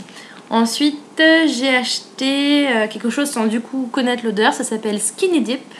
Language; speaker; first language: French; native; French